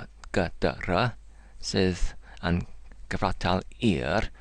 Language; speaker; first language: Welsh; non-native, learner; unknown